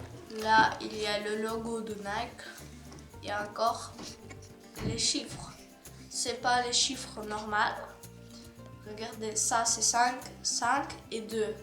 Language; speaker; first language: French; non-native, learner; Ukrainian